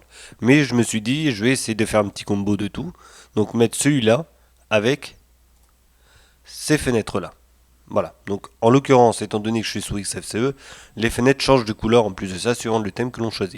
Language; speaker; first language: French; native; French